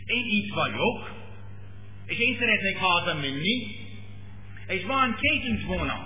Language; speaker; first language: Hungarian; non-native, learner; English